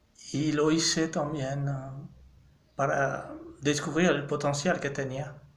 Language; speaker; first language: Spanish; non-native, fluent; French